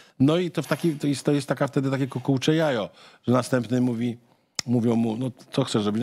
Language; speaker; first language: Polish; native; Polish